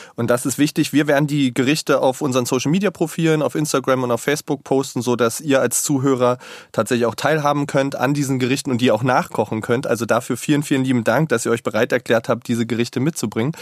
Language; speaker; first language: German; native; German